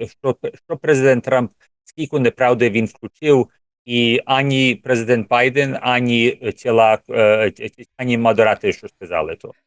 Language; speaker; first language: Ukrainian; early bilingual, heritage; English